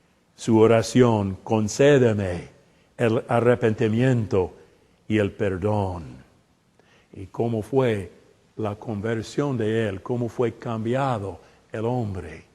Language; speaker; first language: Spanish; non-native, fluent; English